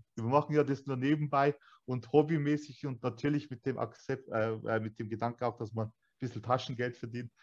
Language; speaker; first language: German; early bilingual, other home language; Turkish